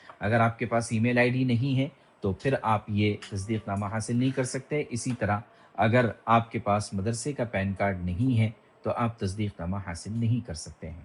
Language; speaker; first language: Urdu; native; Urdu